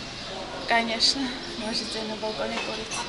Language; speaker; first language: Russian; non-native, learner; Turkish